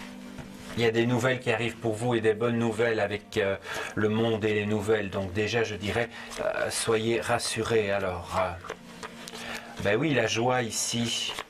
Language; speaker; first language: French; native; French